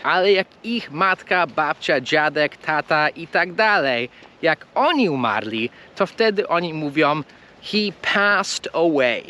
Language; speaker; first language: Polish; non-native, fluent; English